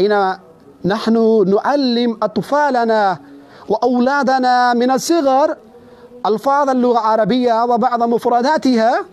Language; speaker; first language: Arabic; non-native, fluent; Urdu